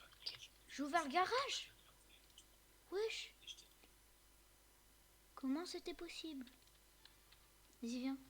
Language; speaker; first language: French; native; French